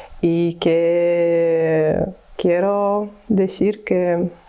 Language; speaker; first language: Spanish; non-native, learner; Ukrainian